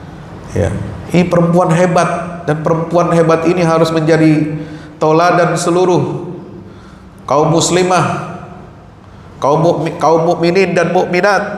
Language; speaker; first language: Indonesian; native; Indonesian